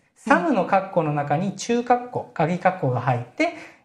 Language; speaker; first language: Japanese; native; Japanese